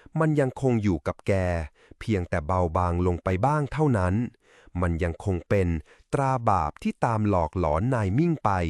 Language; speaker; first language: Thai; native; Thai